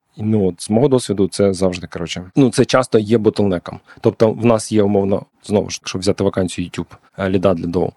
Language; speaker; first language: Ukrainian; non-native, local second language; Russian